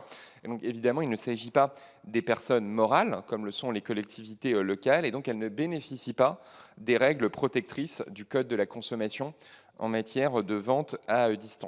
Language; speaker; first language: French; native; French